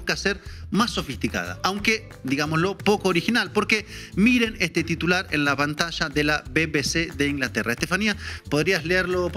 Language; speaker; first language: Spanish; native; Spanish